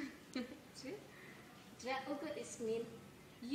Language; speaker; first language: English; non-native, learner; Nias